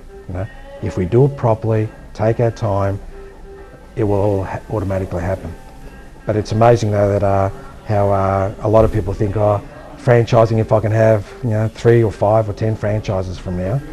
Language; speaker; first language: English; native; English